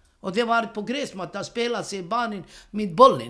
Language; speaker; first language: Swedish; non-native, learner; Romany